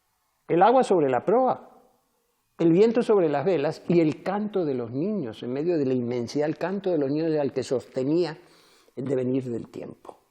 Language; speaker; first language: Spanish; native; Spanish